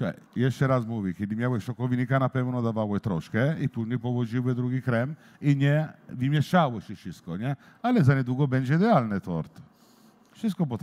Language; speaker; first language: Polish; non-native, learner; Italian